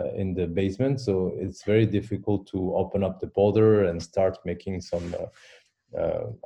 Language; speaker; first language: English; non-native, fluent; French